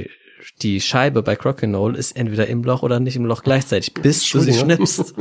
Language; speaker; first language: German; native; German